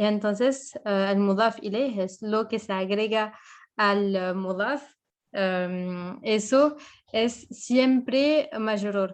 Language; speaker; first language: Spanish; non-native, fluent; French